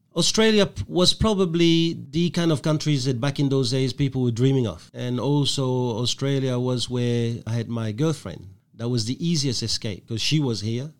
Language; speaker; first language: English; non-native, fluent; French